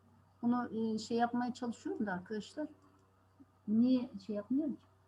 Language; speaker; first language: Turkish; native; Turkish